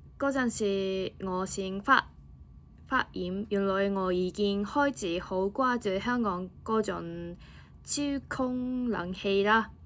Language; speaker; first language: Cantonese; non-native, fluent; Japanese